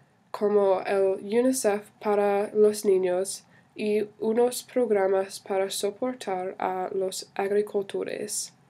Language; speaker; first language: Spanish; non-native, learner; English